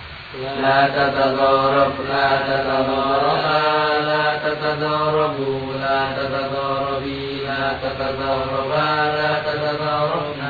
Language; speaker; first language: Arabic; non-native, learner; Indonesian